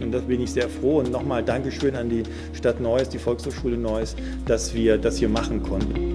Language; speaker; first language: German; native; German